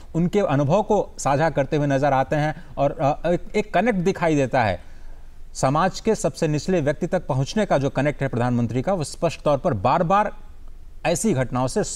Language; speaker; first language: Hindi; native; Hindi